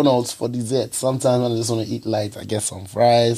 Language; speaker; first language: English; non-native, local second language; Ewe